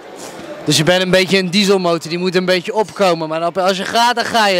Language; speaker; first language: Dutch; native; Dutch